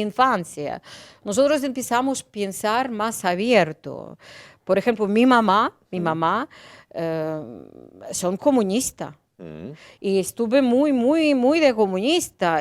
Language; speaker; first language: Spanish; non-native, learner; Ukrainian